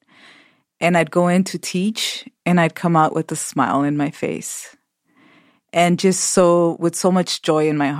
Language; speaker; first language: English; early bilingual, other home language; Spanish